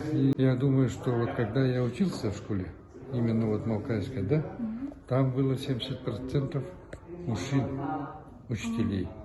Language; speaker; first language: Russian; non-native, local second language; Yakut